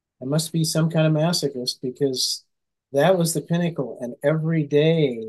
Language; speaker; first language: English; native; English